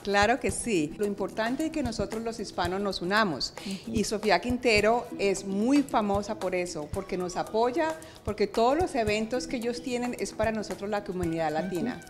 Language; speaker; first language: Spanish; native; Spanish